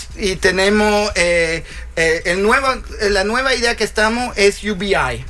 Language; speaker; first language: Spanish; early bilingual, heritage; Spanish